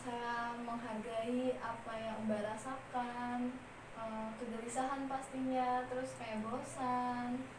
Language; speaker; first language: Indonesian; native; Indonesian